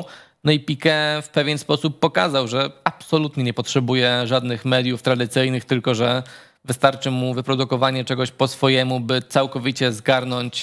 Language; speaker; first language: Polish; native; Polish